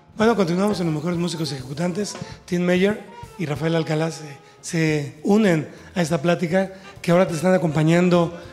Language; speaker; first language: Spanish; native; Spanish